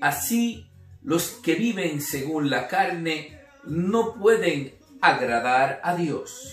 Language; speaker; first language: Spanish; native; Spanish